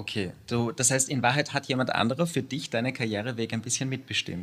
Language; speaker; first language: German; native; German